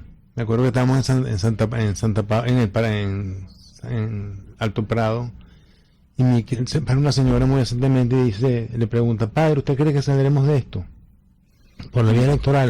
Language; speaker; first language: Spanish; native; Spanish